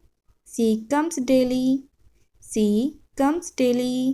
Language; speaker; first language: English; non-native, local second language; Hindi